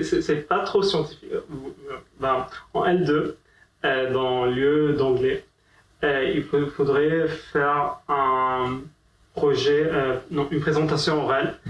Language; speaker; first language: French; non-native, fluent; Arabic